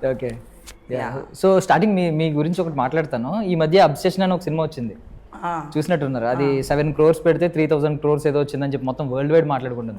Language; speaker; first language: Telugu; native; Telugu